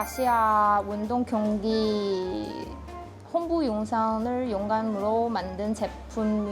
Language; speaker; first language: Korean; non-native, fluent; Chinese